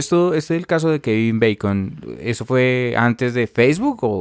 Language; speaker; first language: Spanish; native; Spanish